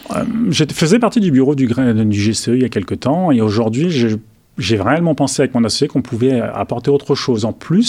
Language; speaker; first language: French; native; French